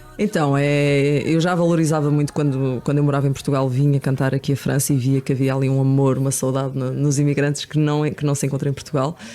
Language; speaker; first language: Portuguese; native; Portuguese